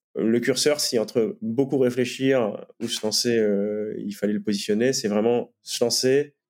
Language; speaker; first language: French; native; French